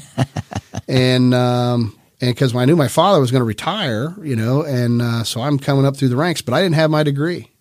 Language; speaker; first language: English; native; English